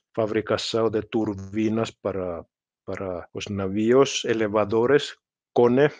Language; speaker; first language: Portuguese; non-native, fluent; Finnish